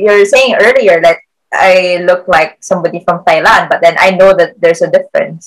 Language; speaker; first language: English; non-native, local second language; Filipino